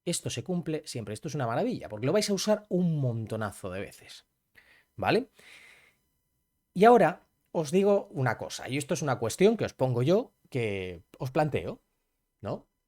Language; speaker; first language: Spanish; native; Spanish